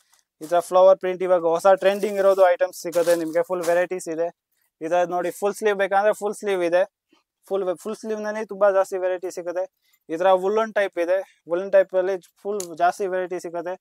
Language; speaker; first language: Kannada; non-native, local second language; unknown